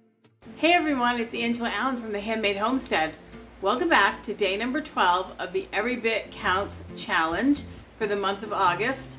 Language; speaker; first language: English; native; English